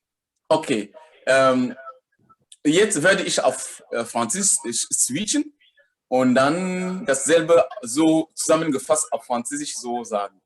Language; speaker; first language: German; non-native, fluent; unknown